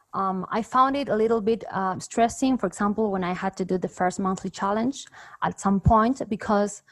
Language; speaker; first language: English; non-native, fluent; Spanish